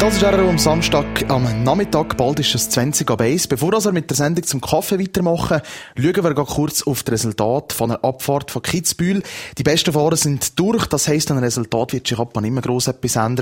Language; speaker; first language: German; native; German